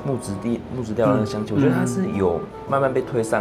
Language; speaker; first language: Chinese; native; Chinese